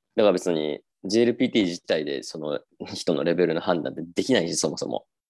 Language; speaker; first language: Japanese; native; Japanese